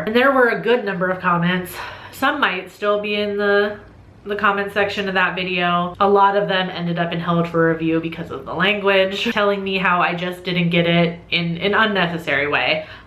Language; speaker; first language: English; native; English